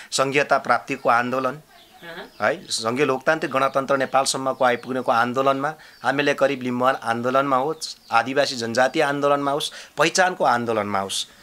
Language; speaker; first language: Nepali; non-native, local second language; Limbu